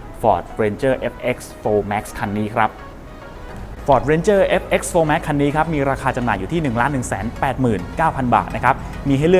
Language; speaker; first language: Thai; native; Thai